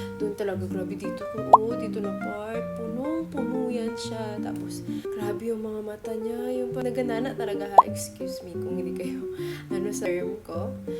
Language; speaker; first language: Filipino; non-native, local second language; Hiligaynon